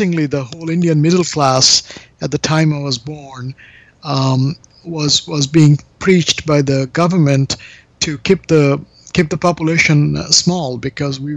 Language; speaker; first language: English; non-native, local second language; Bangla